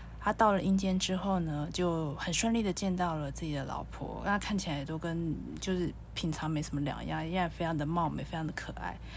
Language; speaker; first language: Chinese; native; Chinese